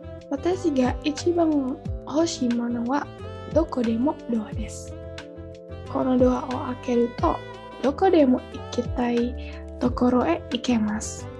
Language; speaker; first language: Japanese; non-native, learner; Indonesian